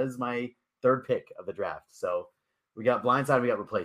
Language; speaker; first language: English; native; English